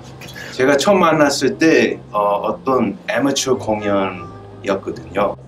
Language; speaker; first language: Korean; early bilingual, heritage; Korean